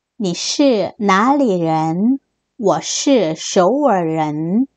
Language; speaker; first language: Chinese; non-native, fluent; Korean